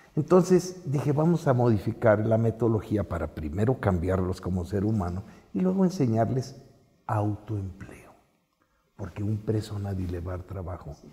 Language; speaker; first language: Spanish; native; Spanish